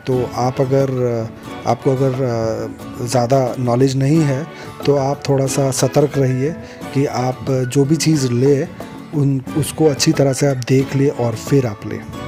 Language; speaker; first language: Hindi; native; Hindi